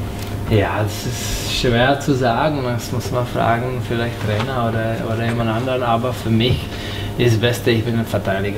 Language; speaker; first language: German; non-native, fluent; Czech